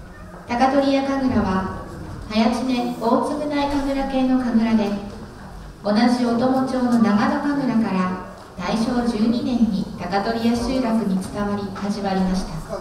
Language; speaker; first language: Japanese; native; Japanese